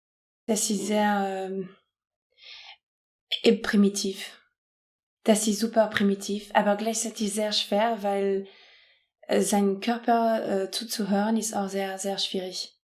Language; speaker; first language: German; non-native, fluent; French